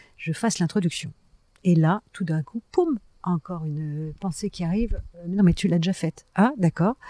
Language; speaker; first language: French; native; French